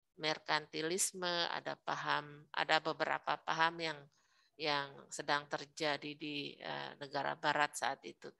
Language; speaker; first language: Indonesian; native; Indonesian